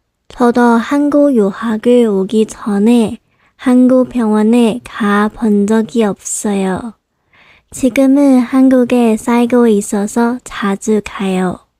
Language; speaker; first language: Korean; non-native, local second language; Chinese